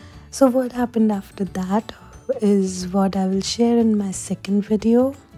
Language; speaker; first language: English; non-native, local second language; Hindi